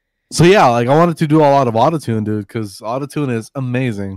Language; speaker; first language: English; non-native, local second language; Spanish